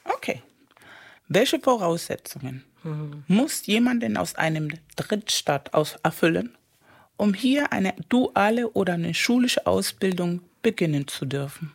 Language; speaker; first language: German; non-native, fluent; Spanish